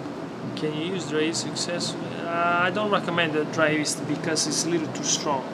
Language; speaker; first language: English; non-native, fluent; Italian